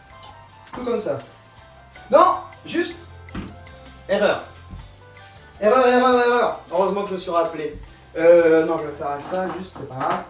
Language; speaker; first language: French; non-native, learner; Spanish